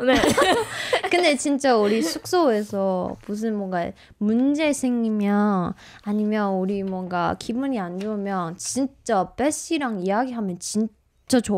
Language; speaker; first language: Korean; non-native, fluent; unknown